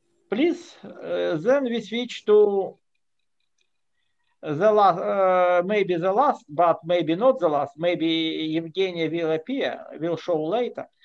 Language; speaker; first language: English; non-native, fluent; Russian